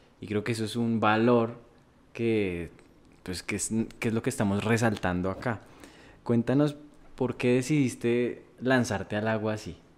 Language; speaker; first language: Spanish; native; Spanish